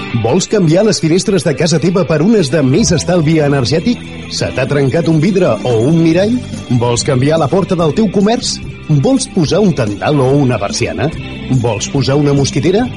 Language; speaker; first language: Catalan; native; Catalan